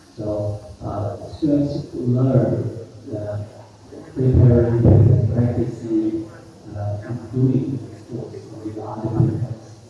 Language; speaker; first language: English; non-native, fluent; Korean